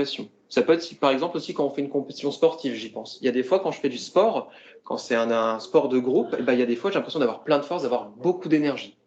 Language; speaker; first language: French; native; French